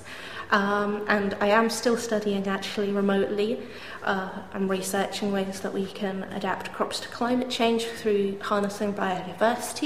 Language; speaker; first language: English; native; English